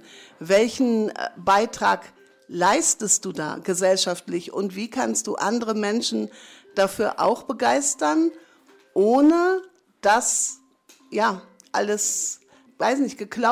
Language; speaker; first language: German; native; German